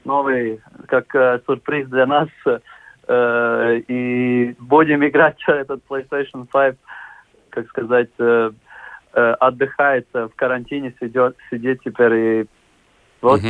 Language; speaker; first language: Russian; non-native, local second language; Latvian